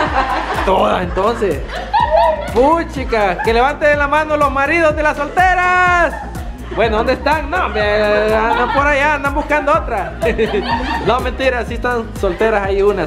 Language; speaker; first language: Spanish; native; Spanish